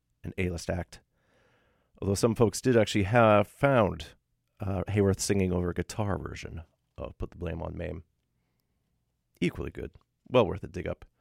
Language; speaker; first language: English; native; English